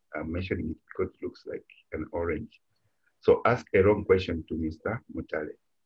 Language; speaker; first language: English; non-native, local second language; Bemba